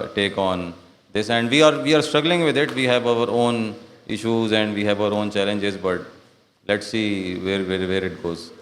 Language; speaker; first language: English; non-native, local second language; Urdu